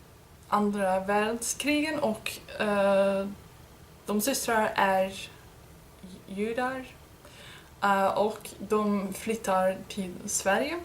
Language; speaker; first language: Swedish; non-native, learner; English